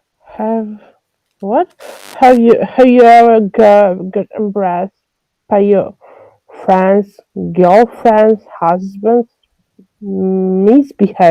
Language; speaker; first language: English; non-native, learner; French